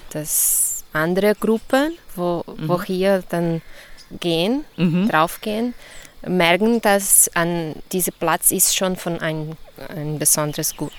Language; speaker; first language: German; non-native, learner; Portuguese